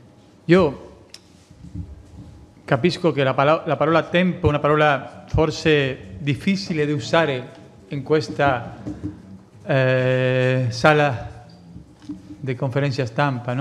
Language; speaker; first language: Italian; non-native, fluent; Spanish